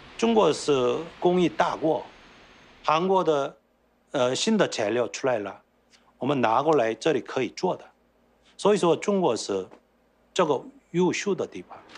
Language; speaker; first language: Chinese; non-native, learner; Korean